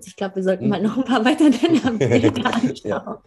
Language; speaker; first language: German; native; German